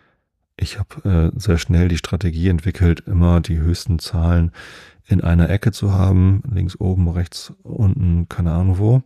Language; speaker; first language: German; native; German